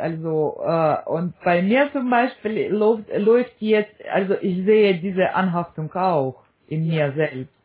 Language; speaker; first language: German; non-native, fluent; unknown